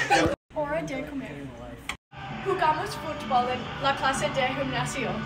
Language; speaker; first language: Spanish; non-native, learner; English